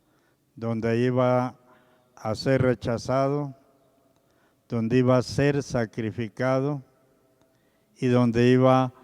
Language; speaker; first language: Spanish; native; Spanish